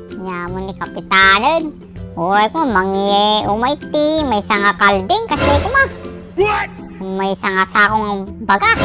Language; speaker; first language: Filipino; non-native, local second language; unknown